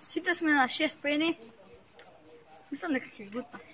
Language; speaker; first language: Macedonian; native; Macedonian